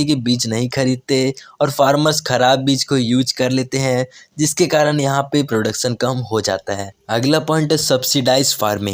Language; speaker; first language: Hindi; native; Hindi